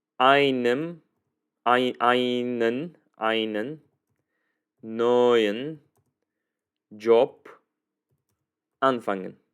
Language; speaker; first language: German; non-native, fluent; Turkish